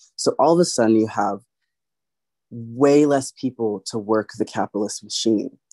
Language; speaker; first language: English; native; English